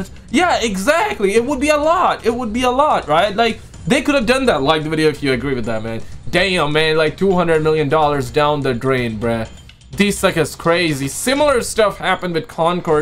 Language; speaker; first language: English; native; English